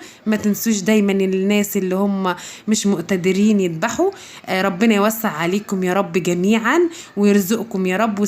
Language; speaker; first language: Arabic; native; Arabic